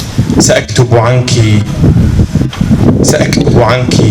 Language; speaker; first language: Arabic; native; Arabic